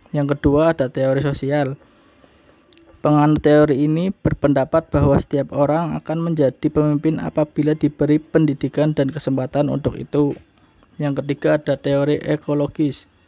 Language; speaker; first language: Indonesian; native; Indonesian